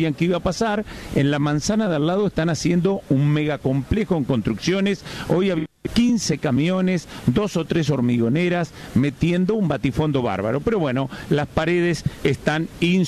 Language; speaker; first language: Spanish; native; Spanish